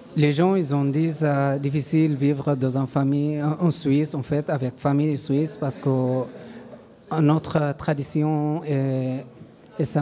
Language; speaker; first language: French; non-native, learner; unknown